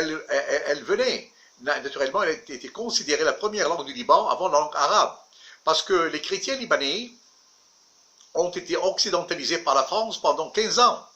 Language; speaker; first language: French; non-native, local second language; Arabic